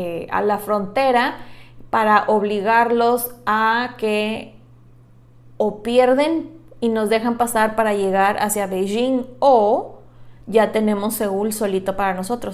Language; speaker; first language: Spanish; native; Spanish